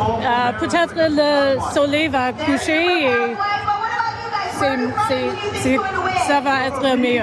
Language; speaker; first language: French; non-native, learner; English